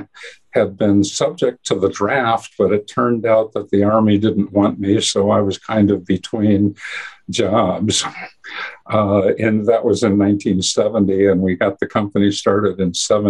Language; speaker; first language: English; native; English